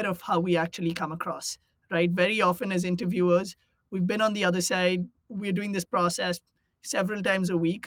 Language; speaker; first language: English; non-native, local second language; Hindi